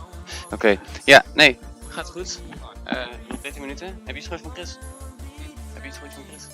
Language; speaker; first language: Dutch; native; Dutch